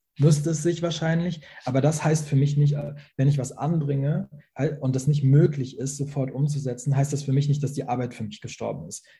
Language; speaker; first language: German; early bilingual, other home language; Persian